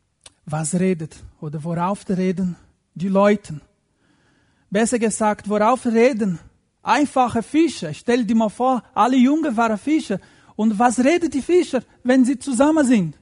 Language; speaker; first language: German; non-native, fluent; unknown